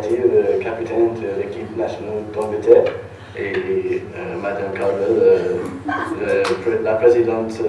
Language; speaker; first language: French; non-native, learner; English